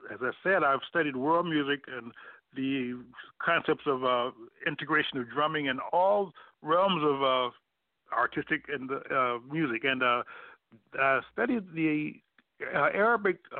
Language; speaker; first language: English; native; English